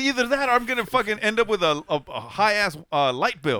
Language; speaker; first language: English; early bilingual, other home language; Spanish